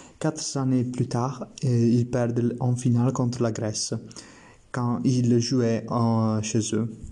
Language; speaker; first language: French; non-native, learner; Italian